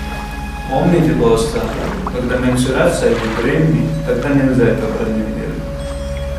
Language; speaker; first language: Russian; non-native, learner; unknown